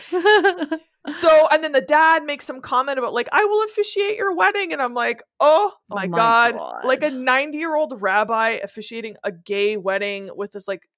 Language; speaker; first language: English; non-native, fluent; French